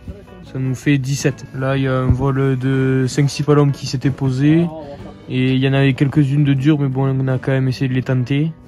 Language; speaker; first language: French; native; French